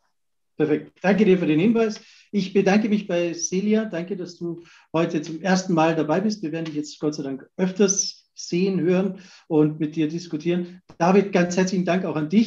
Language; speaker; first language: German; native; German